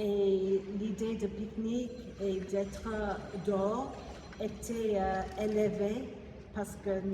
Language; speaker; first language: French; non-native, fluent; English